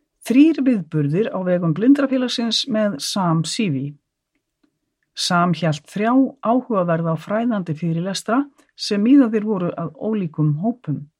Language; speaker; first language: Icelandic; native; Icelandic